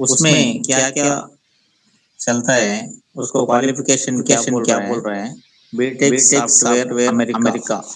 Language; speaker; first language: Hindi; non-native, local second language; Telugu